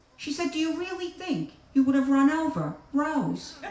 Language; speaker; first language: English; native; English